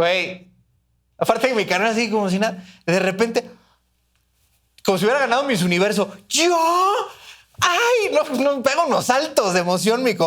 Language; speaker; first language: Spanish; native; Spanish